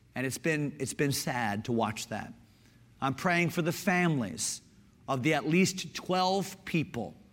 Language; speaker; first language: English; native; English